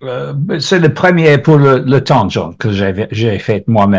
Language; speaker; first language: French; non-native, learner; English